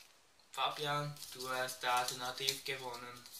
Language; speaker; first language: German; early bilingual, other home language; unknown